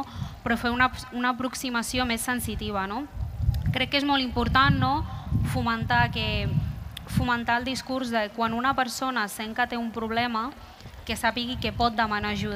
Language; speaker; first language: Catalan; early bilingual, other home language; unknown